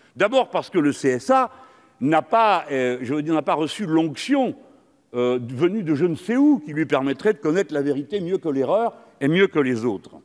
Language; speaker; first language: French; native; French